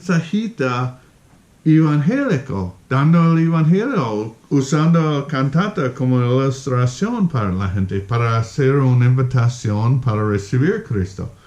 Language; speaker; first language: Spanish; non-native, fluent; English